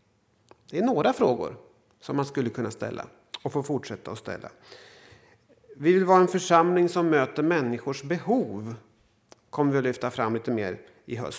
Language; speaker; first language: Swedish; native; Swedish